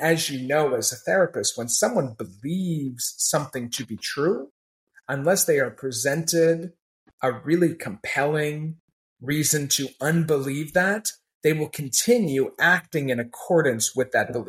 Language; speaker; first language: English; native; English